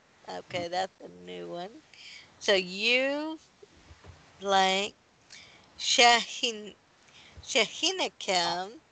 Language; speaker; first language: English; native; English